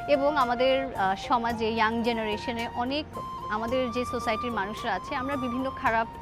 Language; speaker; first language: Bangla; native; Bangla